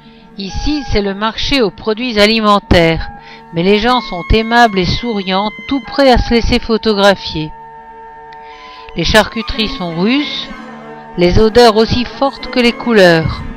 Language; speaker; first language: French; native; French